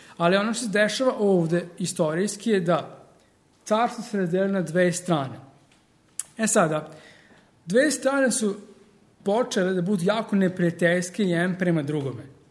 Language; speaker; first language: Serbian; early bilingual, heritage; Serbian